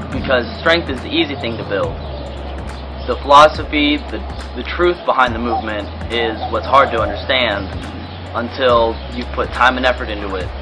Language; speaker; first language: English; native; English